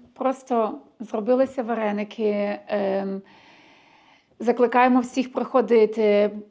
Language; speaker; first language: Ukrainian; early bilingual, heritage; Ukrainian